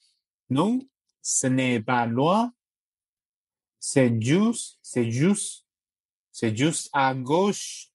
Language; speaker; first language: French; non-native, learner; Chinese